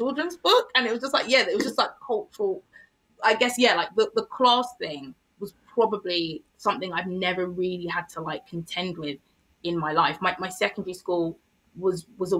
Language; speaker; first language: English; native; English